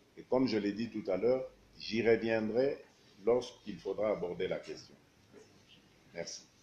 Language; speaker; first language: French; non-native, local second language; Luba-Lulua